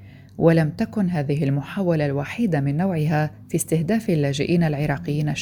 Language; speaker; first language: Arabic; native; Arabic